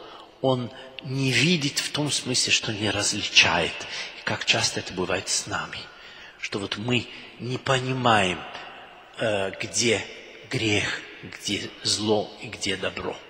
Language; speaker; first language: Russian; non-native, fluent; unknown